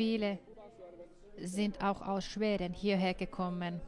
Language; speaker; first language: German; non-native, fluent; Finnish